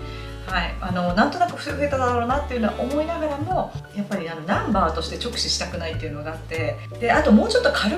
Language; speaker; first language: Japanese; native; Japanese